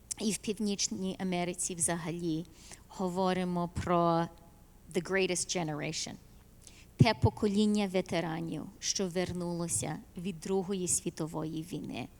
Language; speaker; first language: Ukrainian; early bilingual, heritage; Ukrainian